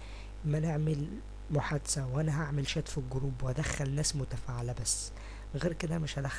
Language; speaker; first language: Arabic; native; Arabic